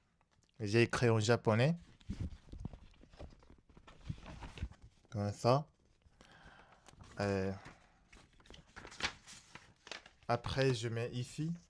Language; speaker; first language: French; non-native, learner; Japanese